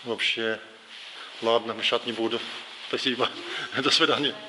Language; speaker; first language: Russian; non-native, learner; English